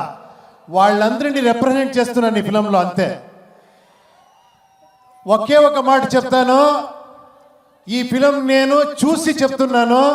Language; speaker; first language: Telugu; non-native, local second language; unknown